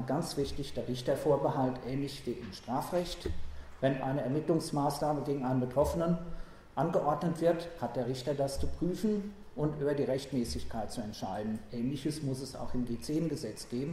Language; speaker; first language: German; native; German